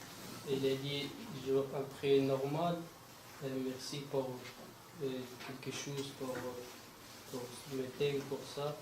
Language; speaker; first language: French; non-native, learner; Pashto